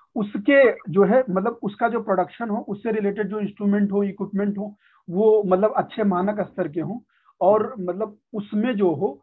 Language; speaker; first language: Hindi; native; Hindi